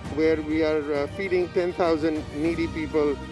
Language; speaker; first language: English; native; English